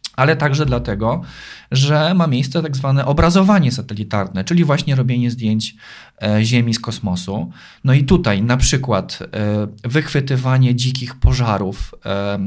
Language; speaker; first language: Polish; native; Polish